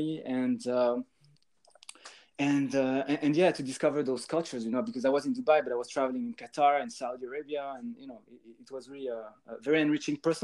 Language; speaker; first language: English; non-native, fluent; French